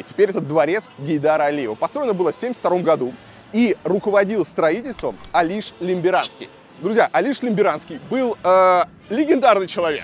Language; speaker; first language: Russian; native; Russian